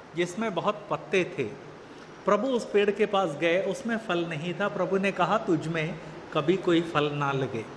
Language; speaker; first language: Hindi; native; Hindi